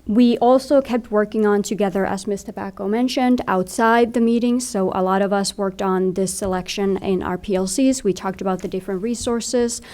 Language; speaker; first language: English; non-native, fluent; Finnish